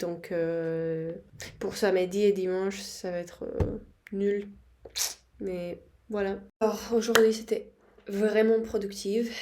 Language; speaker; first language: French; non-native, fluent; Spanish